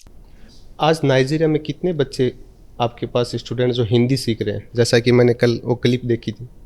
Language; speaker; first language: Hindi; native; Hindi